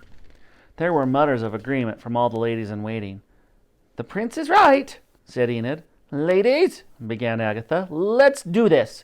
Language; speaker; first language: English; native; English